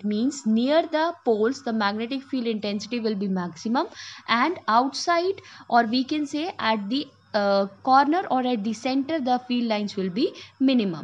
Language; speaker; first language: English; non-native, local second language; Hindi